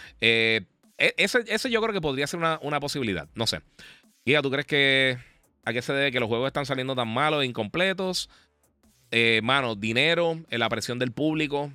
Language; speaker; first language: Spanish; native; Spanish